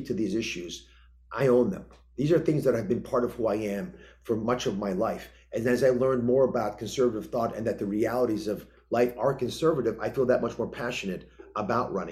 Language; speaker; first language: English; native; English